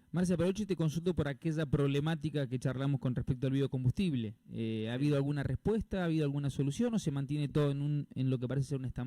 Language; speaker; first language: Spanish; native; Spanish